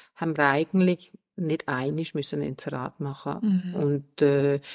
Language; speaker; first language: German; non-native, fluent; Danish